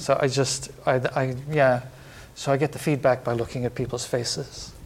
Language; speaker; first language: English; native; English